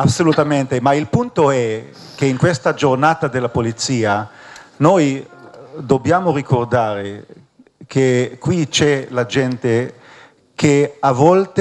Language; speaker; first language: Italian; non-native, fluent; Hebrew